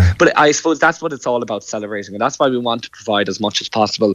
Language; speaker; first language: English; native; English